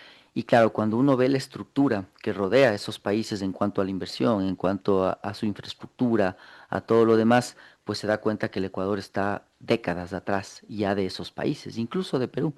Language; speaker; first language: Spanish; native; Spanish